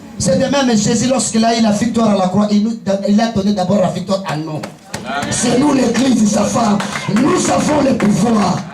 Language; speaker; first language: French; non-native, local second language; Lingala